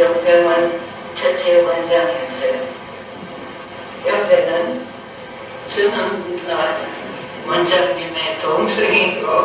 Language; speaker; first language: Korean; non-native, local second language; English